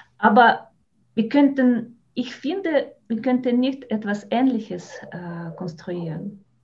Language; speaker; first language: German; non-native, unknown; Russian